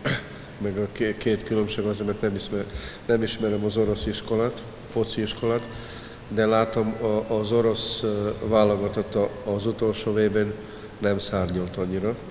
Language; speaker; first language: Hungarian; non-native, fluent; Serbian